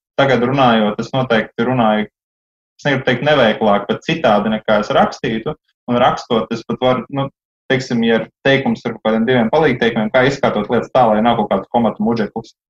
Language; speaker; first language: Latvian; native; Latvian